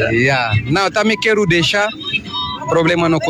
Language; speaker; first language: Portuguese; non-native, learner; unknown